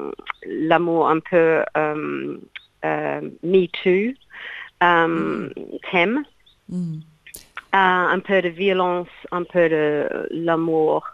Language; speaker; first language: French; non-native, learner; English